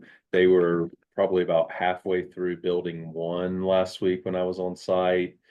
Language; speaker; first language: English; native; English